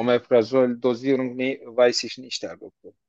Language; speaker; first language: German; non-native, learner; Turkish